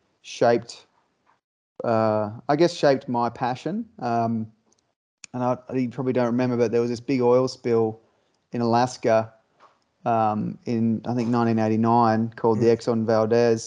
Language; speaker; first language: English; native; English